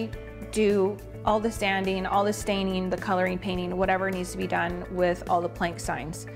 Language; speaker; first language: English; native; English